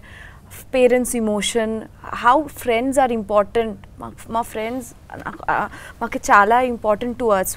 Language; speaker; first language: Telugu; non-native, learner; Bangla